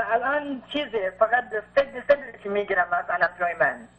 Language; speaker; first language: Persian; non-native, fluent; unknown